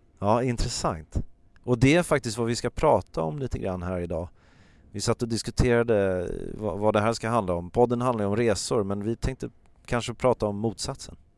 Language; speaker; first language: Swedish; native; Swedish